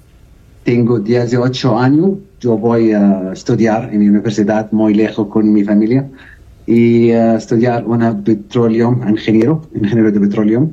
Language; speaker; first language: Spanish; non-native, learner; Arabic